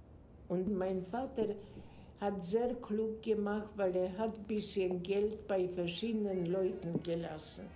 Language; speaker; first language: German; non-native, fluent; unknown